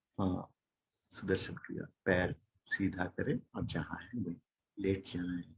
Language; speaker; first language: Hindi; non-native, local second language; Odia